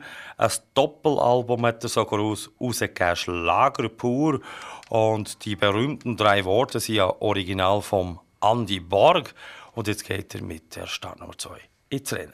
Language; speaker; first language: German; native; German